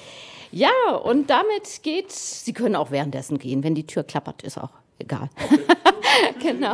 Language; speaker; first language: German; native; German